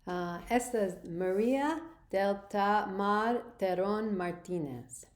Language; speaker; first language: Spanish; non-native, learner; English